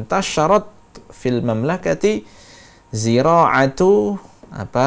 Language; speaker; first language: Arabic; non-native, fluent; Indonesian